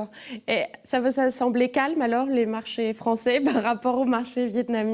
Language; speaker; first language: French; native; French